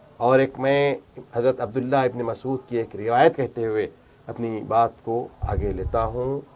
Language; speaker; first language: Urdu; native; Urdu